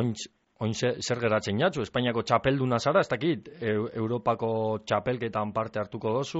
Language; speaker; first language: Basque; native; Basque